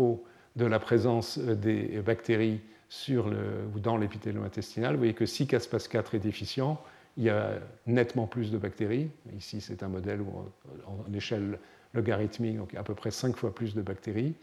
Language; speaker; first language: French; native; French